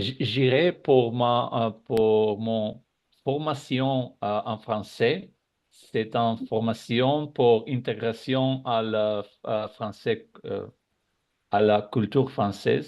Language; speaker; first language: French; non-native, learner; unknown